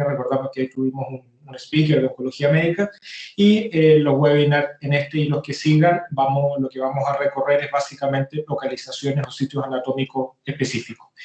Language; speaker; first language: Spanish; native; Spanish